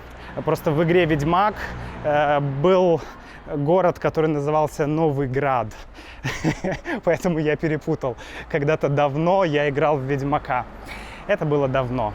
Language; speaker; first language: Russian; native; Russian